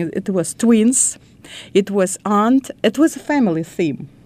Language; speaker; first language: English; non-native, fluent; Russian